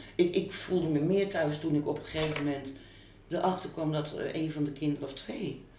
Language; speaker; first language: Dutch; native; Dutch